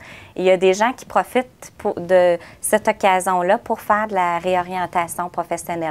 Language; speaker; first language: French; native; French